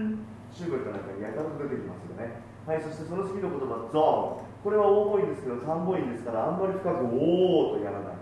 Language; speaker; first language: Japanese; native; Japanese